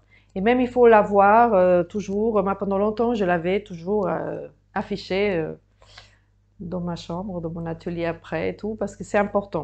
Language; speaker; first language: French; native; French